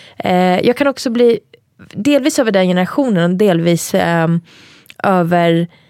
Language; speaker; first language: Swedish; early bilingual, other home language; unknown